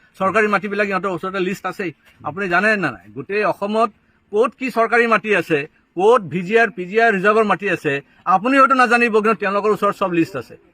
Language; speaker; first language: Assamese; non-native, local second language; Bangla